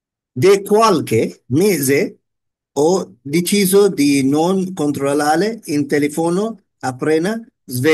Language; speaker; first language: Italian; non-native, learner; Bangla